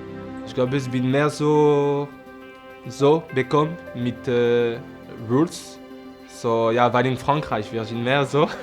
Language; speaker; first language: German; non-native, learner; French